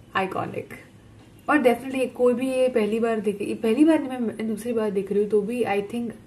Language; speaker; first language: Hindi; non-native, local second language; Gujarati